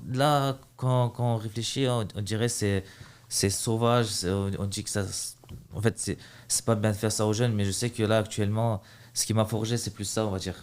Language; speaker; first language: French; early bilingual, other home language; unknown